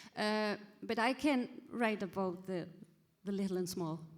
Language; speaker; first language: English; non-native, fluent; Icelandic